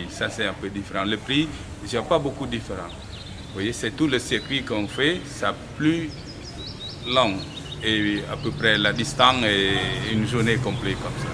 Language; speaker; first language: French; non-native, learner; Khmer